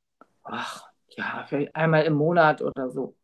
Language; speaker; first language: German; native; German